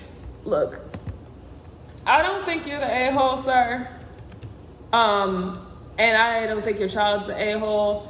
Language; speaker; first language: English; native; English